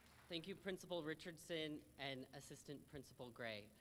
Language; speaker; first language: English; native; English